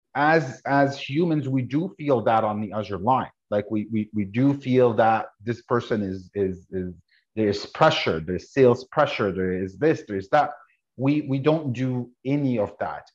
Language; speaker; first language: English; non-native, fluent; Arabic